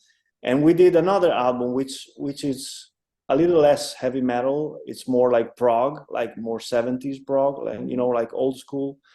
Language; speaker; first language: English; non-native, fluent; Italian